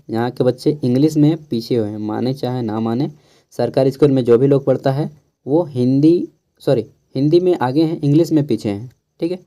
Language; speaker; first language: Hindi; native; Hindi